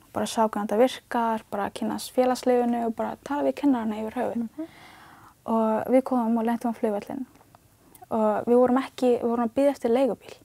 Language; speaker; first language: Icelandic; early bilingual, other home language; Ganda